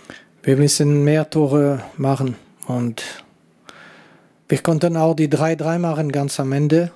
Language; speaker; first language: German; non-native, local second language; French